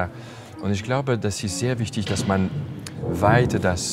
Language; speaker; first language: German; non-native, fluent; French